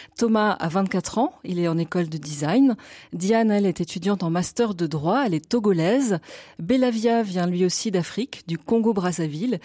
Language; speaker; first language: French; native; French